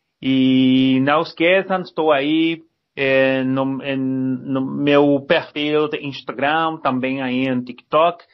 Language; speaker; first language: Portuguese; non-native, learner; Spanish